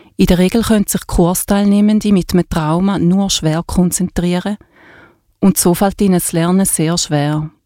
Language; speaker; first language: German; native; German